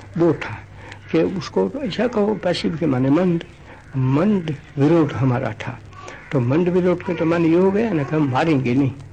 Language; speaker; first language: Hindi; non-native, local second language; Gujarati